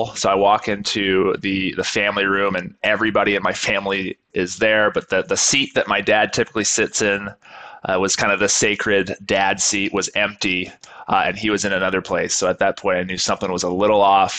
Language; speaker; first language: English; native; English